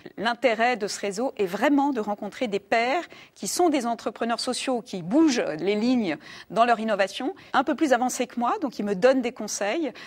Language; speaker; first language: French; native; French